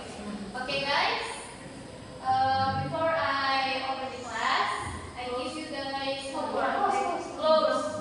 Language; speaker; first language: English; non-native, learner; Indonesian